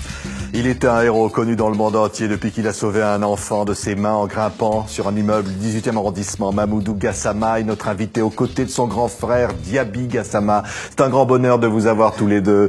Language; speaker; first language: French; native; French